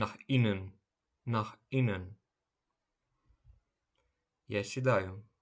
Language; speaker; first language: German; non-native, fluent; Ukrainian